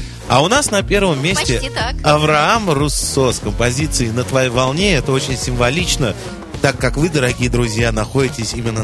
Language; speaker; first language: Russian; native; Russian